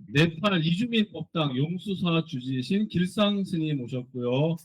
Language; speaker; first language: Korean; native; Korean